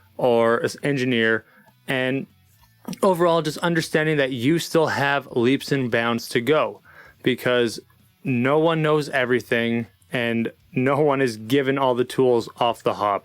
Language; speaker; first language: English; native; English